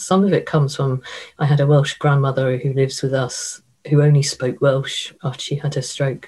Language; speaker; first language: English; native; English